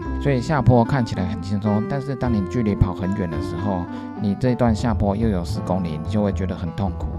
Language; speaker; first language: Chinese; native; Chinese